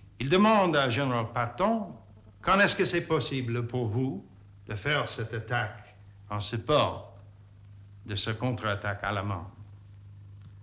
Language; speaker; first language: French; non-native, fluent; English